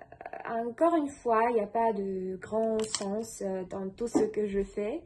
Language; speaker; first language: French; non-native, fluent; Russian